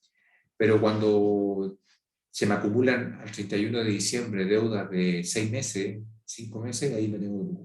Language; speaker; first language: Spanish; native; Spanish